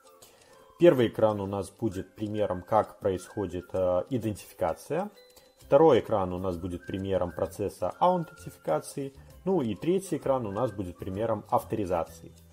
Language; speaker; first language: Russian; native; Russian